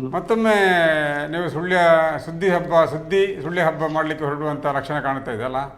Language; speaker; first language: Kannada; native; Kannada